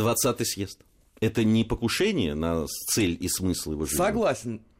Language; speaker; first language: Russian; native; Russian